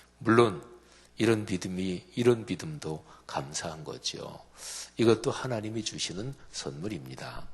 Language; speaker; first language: Korean; native; Korean